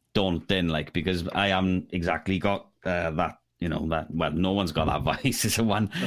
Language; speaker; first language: English; native; English